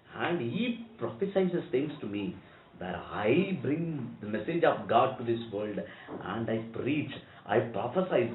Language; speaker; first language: English; non-native, local second language; Telugu